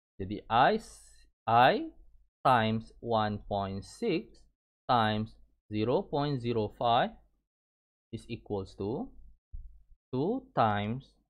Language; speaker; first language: English; non-native, local second language; Malay